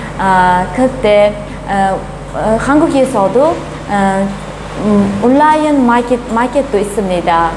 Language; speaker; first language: Korean; non-native, learner; Uzbek